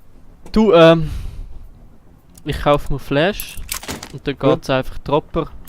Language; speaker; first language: German; native; German